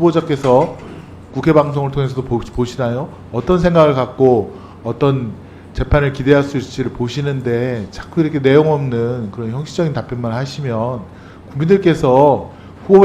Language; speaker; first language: Korean; native; Korean